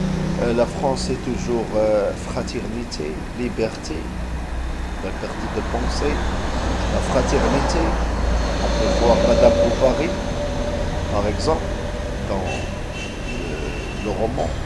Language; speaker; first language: French; non-native, local second language; Arabic